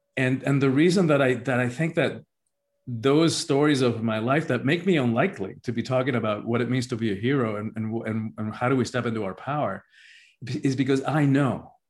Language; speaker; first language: English; early bilingual, other home language; Spanish